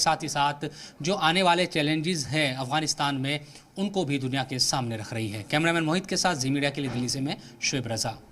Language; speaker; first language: Hindi; native; Hindi